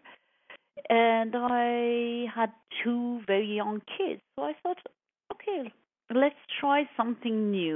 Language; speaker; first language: English; non-native, fluent; French